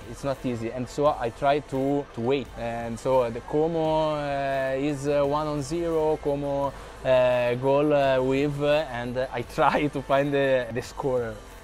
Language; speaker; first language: English; non-native, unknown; Italian